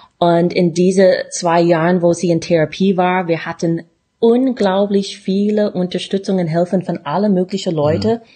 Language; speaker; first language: German; non-native, fluent; English